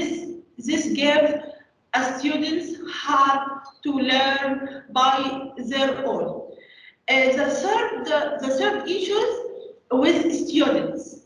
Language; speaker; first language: English; non-native, learner; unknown